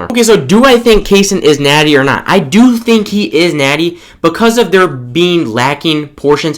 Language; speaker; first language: English; native; English